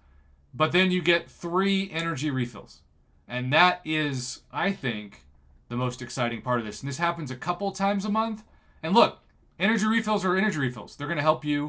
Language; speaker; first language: English; native; English